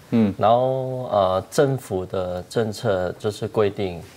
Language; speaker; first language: Chinese; non-native, fluent; Cantonese